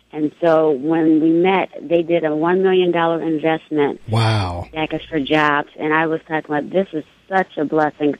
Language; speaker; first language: English; native; English